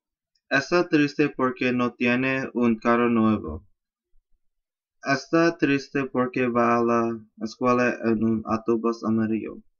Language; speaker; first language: Spanish; non-native, learner; English